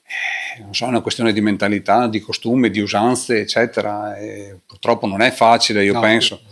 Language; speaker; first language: Italian; native; Italian